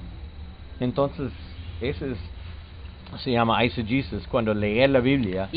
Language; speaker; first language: Spanish; non-native, learner; English